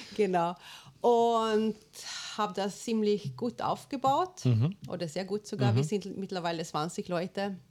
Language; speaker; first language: German; non-native, fluent; Swedish